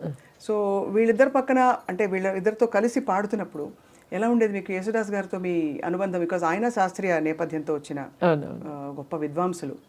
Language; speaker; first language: Telugu; native; Telugu